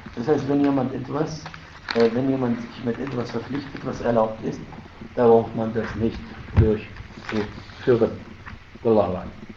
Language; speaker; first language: German; non-native, fluent; Arabic